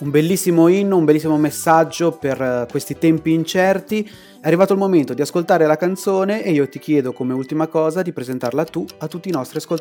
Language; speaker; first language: Italian; native; Italian